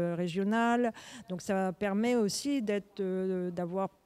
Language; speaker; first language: French; native; French